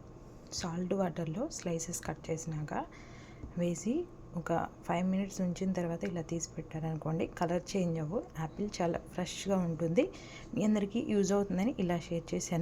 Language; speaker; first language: Telugu; native; Telugu